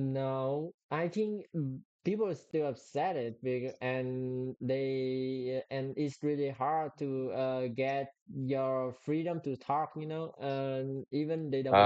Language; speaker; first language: English; non-native, learner; Vietnamese